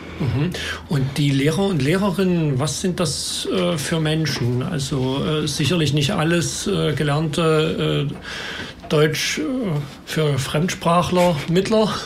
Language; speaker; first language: German; native; German